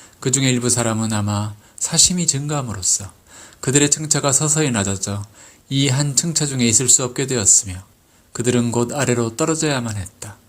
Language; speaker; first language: Korean; native; Korean